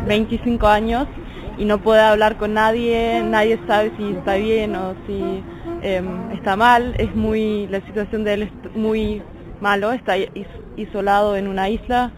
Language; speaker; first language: Spanish; non-native, learner; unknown